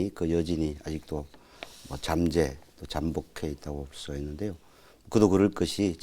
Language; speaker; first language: Korean; native; Korean